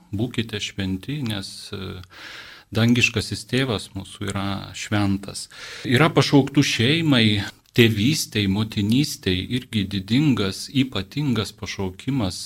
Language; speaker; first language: Lithuanian; non-native, local second language; Polish